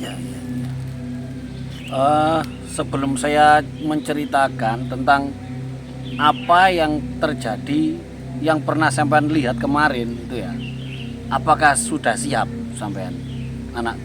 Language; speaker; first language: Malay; non-native, local second language; Javanese